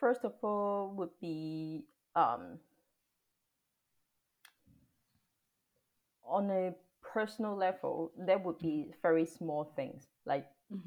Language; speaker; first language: English; non-native, local second language; Cantonese